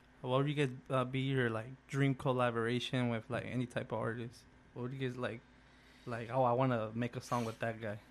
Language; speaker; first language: English; early bilingual, other home language; Spanish